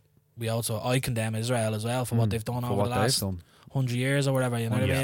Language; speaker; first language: English; native; English